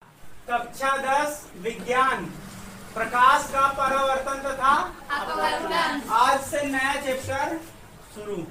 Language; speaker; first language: Hindi; native; Hindi